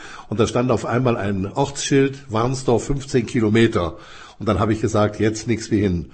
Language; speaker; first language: German; native; German